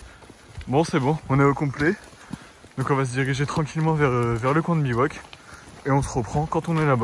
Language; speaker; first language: French; native; French